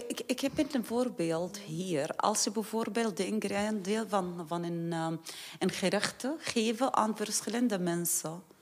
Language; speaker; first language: Dutch; non-native, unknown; Arabic